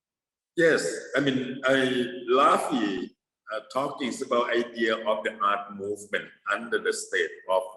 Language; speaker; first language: English; non-native, fluent; Thai